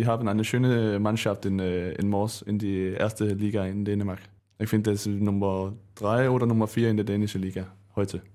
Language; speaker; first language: German; non-native, learner; Danish